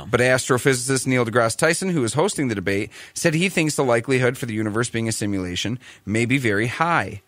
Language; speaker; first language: English; native; English